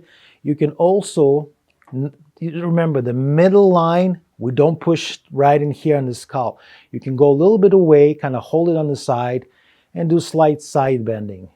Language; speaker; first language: English; non-native, fluent; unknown